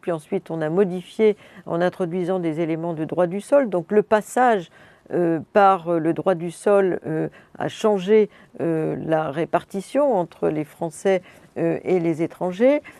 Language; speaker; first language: French; native; French